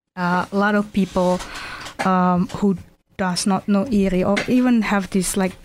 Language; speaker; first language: English; non-native, fluent; Indonesian